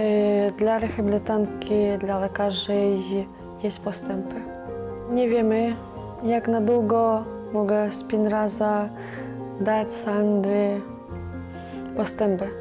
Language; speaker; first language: Polish; non-native, learner; Ukrainian